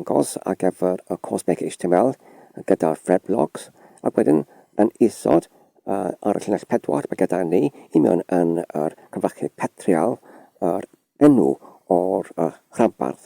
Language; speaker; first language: Welsh; non-native, learner; English